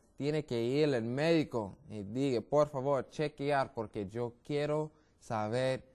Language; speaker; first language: Spanish; non-native, learner; English